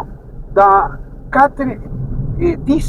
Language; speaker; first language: French; non-native, fluent; Spanish